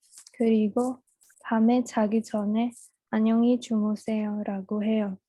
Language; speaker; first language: Korean; non-native, learner; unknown